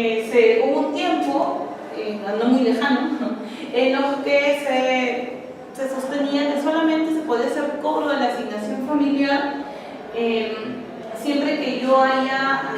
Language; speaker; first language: Spanish; native; Spanish